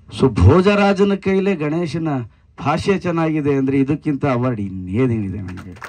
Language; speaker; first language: Kannada; native; Kannada